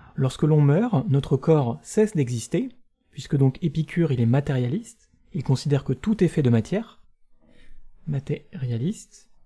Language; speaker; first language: French; native; French